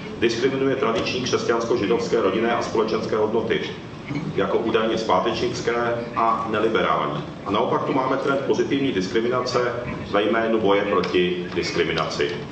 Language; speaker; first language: Czech; early bilingual, other home language; Japanese